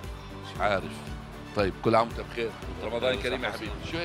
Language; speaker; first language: Arabic; native; Arabic